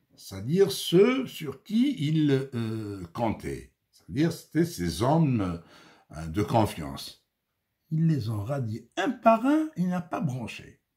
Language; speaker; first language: French; non-native, local second language; Arabic